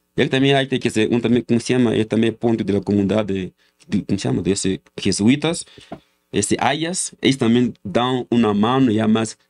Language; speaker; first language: Spanish; non-native, learner; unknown